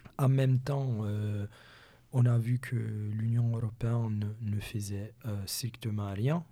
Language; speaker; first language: French; non-native, local second language; Italian